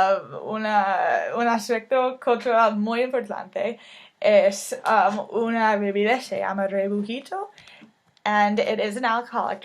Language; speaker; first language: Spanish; non-native, fluent; English